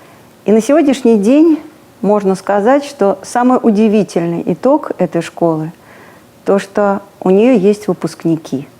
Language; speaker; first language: Russian; native; Russian